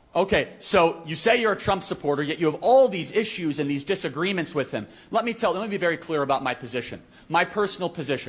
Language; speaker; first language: English; native; English